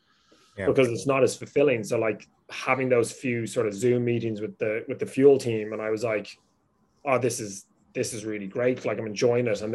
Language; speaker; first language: English; native; English